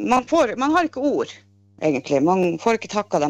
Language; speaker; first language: Norwegian; native; Norwegian